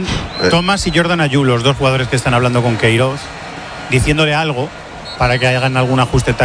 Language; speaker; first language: Spanish; native; Spanish